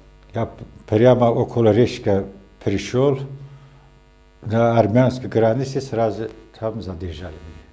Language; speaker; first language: Russian; non-native, local second language; Azerbaijani